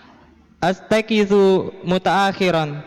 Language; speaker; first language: Arabic; non-native, learner; Indonesian